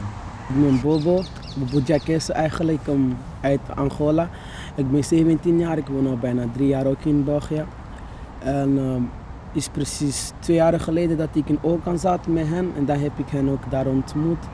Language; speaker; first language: Dutch; non-native, fluent; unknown